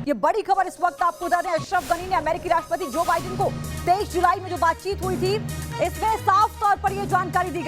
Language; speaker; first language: Hindi; native; Hindi